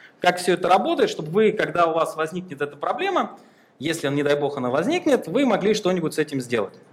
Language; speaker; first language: Russian; native; Russian